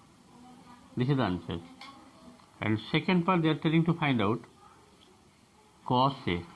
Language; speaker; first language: English; non-native, local second language; Bangla